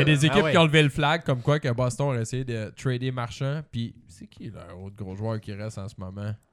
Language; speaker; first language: French; native; French